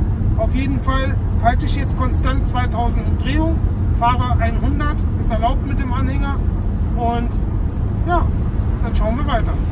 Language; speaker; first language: German; native; German